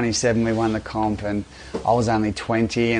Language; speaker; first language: English; native; English